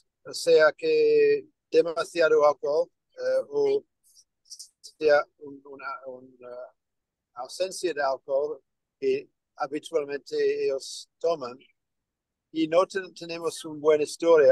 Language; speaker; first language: Spanish; non-native, learner; English